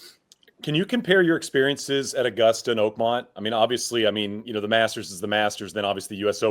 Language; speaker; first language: English; native; English